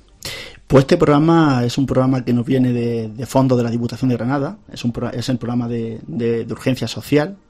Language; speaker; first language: Spanish; native; Spanish